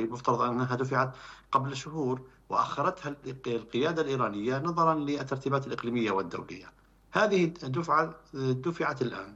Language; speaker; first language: Arabic; native; Arabic